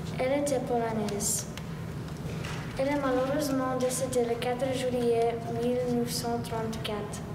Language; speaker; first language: French; non-native, learner; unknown